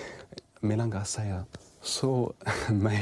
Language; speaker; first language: Icelandic; non-native, learner; English